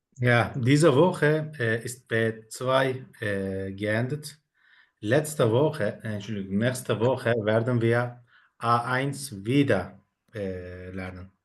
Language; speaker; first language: German; non-native, fluent; Turkish